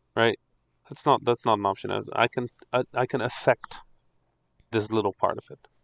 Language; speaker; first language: English; non-native, fluent; Dutch